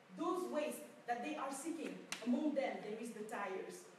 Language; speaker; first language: English; non-native, fluent; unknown